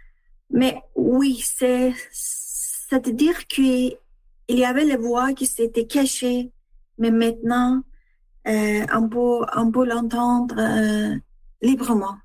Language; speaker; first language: French; non-native, learner; Persian